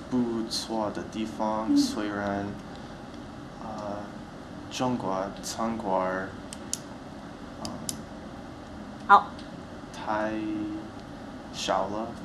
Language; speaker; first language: Chinese; non-native, learner; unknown